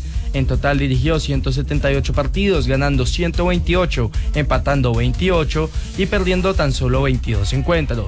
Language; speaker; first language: Spanish; native; Spanish